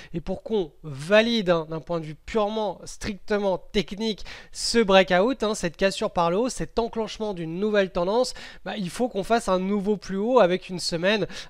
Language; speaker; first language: French; native; French